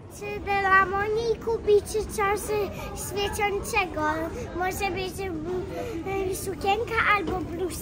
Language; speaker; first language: Polish; early bilingual, heritage; Polish